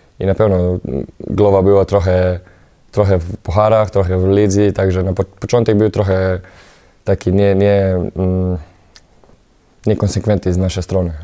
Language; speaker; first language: Polish; non-native, fluent; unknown